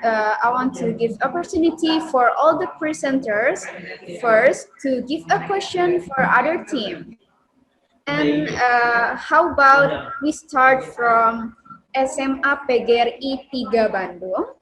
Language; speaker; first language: English; non-native, learner; Indonesian